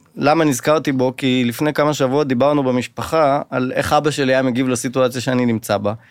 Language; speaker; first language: Hebrew; native; Hebrew